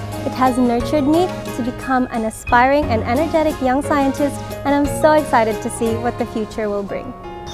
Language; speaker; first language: English; non-native, local second language; Cebuano